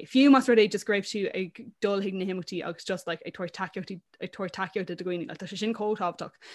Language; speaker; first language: Irish; non-native, local second language; English